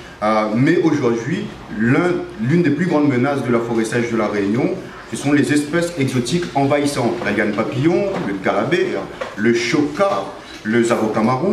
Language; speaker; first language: French; native; French